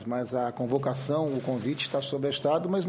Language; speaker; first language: Portuguese; native; Portuguese